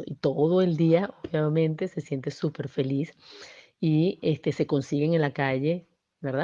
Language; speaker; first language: Spanish; native; Spanish